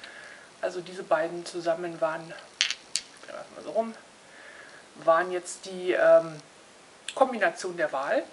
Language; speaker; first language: German; native; German